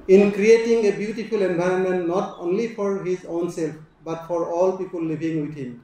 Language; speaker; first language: English; non-native, local second language; Assamese